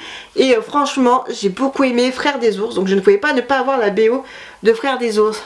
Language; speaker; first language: French; native; French